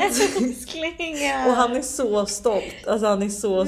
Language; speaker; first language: Swedish; native; Swedish